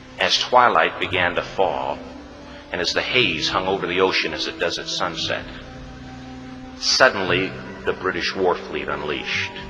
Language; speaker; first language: English; native; English